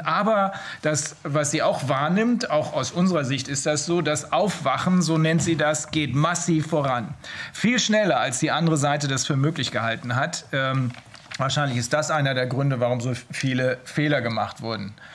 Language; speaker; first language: German; native; German